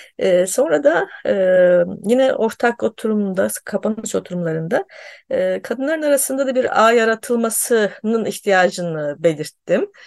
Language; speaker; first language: Turkish; native; Turkish